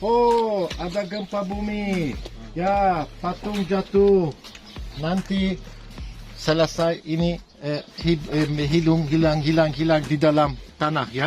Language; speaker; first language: Indonesian; non-native, fluent; Turkish